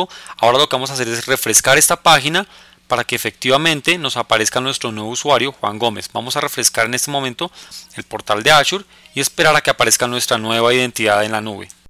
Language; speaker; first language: Spanish; native; Spanish